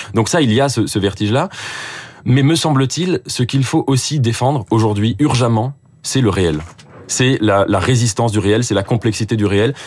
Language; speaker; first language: French; native; French